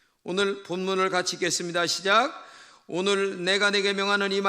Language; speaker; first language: Korean; native; Korean